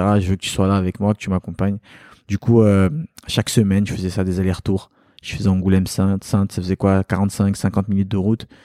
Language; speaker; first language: French; early bilingual, other home language; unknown